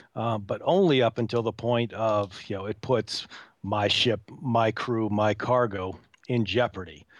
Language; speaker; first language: English; native; English